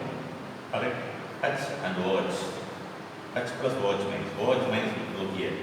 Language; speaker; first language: English; non-native, local second language; Tamil